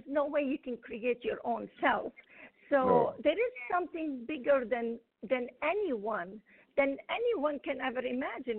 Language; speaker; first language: English; non-native, fluent; Arabic